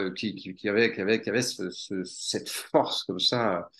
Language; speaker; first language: French; native; French